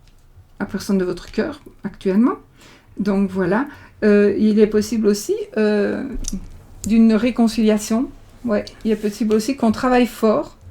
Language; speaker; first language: French; native; French